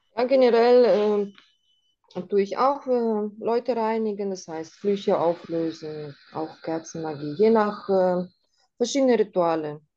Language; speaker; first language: German; non-native, fluent; Russian